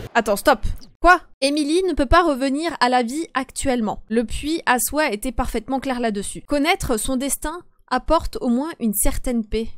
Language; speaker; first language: French; native; French